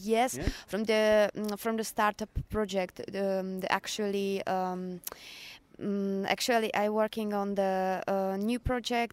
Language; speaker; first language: English; non-native, learner; Czech